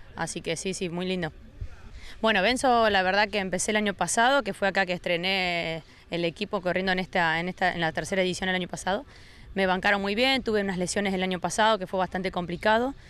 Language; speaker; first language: Spanish; native; Spanish